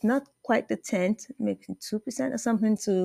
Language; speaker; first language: English; non-native, local second language; Yoruba